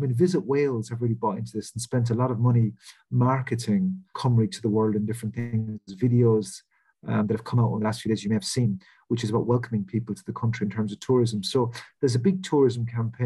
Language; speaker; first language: English; native; English